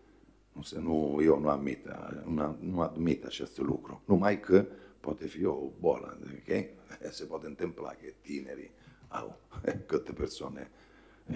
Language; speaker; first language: Romanian; non-native, fluent; Italian